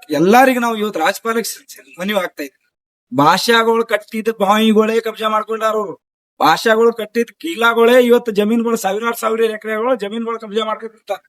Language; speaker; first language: Kannada; native; Kannada